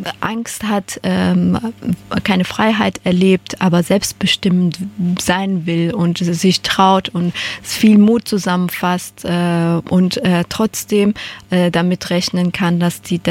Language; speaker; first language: German; non-native, fluent; Persian